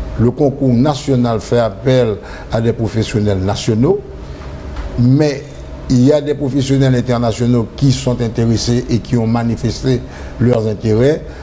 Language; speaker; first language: French; non-native, local second language; Haitian Creole